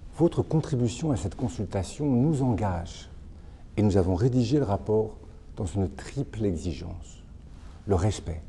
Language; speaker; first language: French; native; French